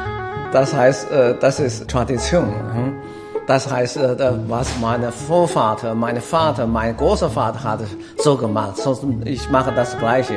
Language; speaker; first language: German; non-native, learner; Chinese